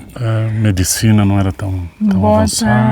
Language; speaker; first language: Spanish; non-native, learner; Portuguese